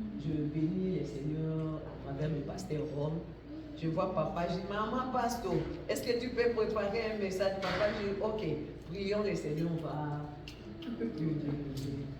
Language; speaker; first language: French; non-native, local second language; Lingala